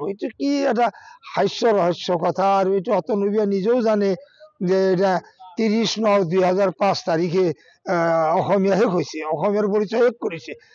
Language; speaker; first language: Assamese; non-native, local second language; Bangla